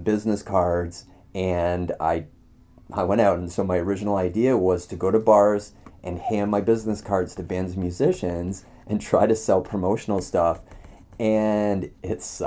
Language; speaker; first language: English; native; English